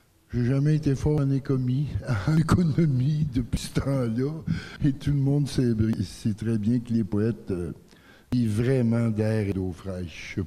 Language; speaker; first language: French; native; French